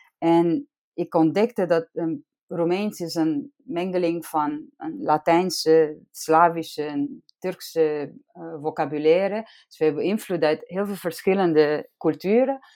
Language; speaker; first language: Dutch; non-native, fluent; Romanian